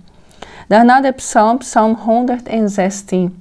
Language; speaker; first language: Dutch; non-native, fluent; Portuguese